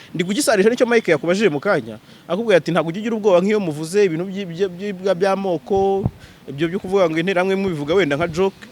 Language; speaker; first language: Kinyarwanda; native; Kinyarwanda